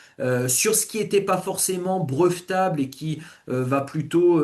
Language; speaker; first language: French; native; French